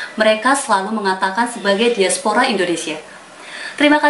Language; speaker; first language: Indonesian; native; Indonesian